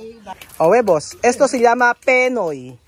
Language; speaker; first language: Spanish; non-native, learner; Filipino